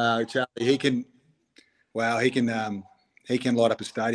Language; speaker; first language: English; native; English